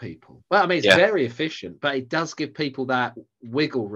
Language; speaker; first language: English; native; English